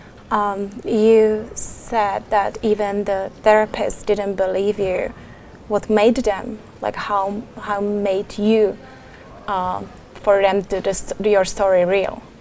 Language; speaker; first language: English; non-native, fluent; Czech